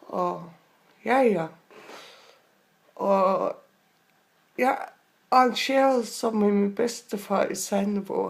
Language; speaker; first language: Danish; non-native, local second language; Faroese